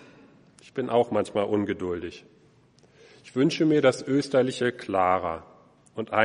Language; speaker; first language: German; native; German